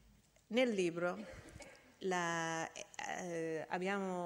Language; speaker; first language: Italian; non-native, fluent; English